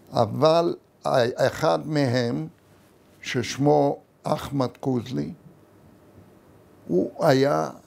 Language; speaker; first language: Hebrew; non-native, fluent; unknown